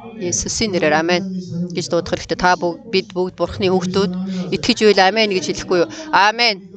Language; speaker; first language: Mongolian; non-native, fluent; Korean